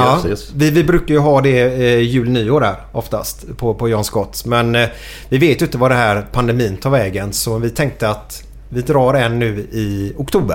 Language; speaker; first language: Swedish; native; Swedish